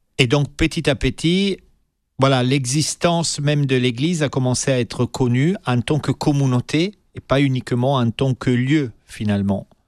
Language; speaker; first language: French; native; French